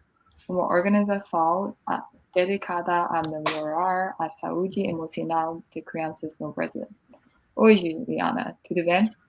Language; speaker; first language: Portuguese; non-native, learner; English